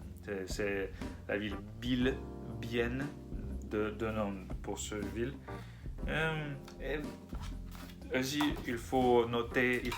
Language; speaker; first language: French; non-native, learner; Russian